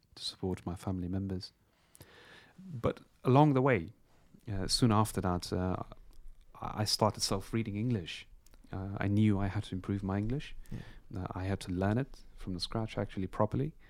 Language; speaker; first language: English; non-native, fluent; Persian